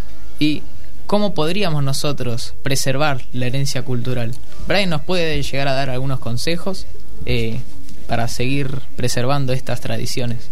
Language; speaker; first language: Spanish; native; Spanish